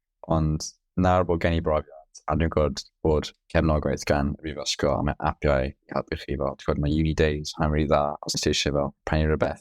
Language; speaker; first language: Welsh; non-native, local second language; English